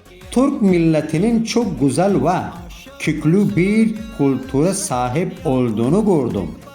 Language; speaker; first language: Turkish; non-native, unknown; Persian